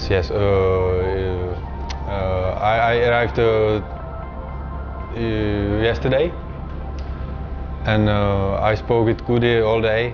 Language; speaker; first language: English; non-native, learner; Czech